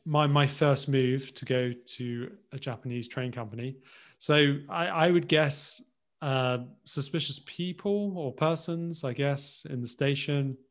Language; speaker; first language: English; native; English